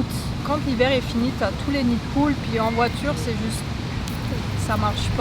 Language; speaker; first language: French; native; French